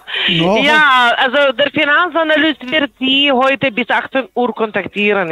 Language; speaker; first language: German; non-native, fluent; Polish